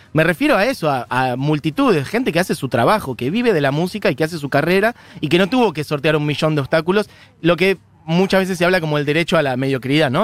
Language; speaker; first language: Spanish; native; Spanish